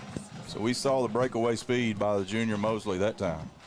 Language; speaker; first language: English; native; English